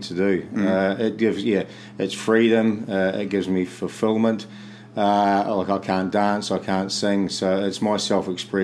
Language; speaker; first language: English; native; English